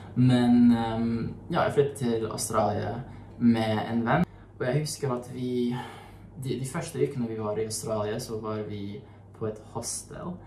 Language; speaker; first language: Norwegian; non-native, fluent; English